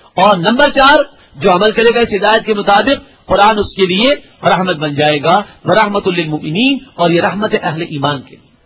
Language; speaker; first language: Urdu; native; Urdu